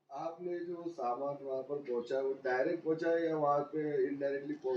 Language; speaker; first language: Hindi; native; Hindi